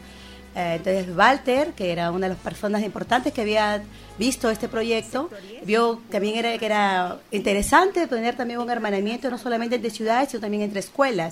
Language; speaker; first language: Spanish; native; Spanish